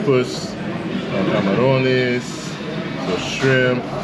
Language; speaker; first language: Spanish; non-native, learner; English